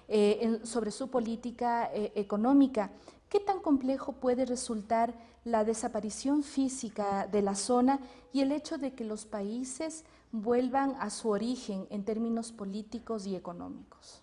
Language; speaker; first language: Spanish; native; Spanish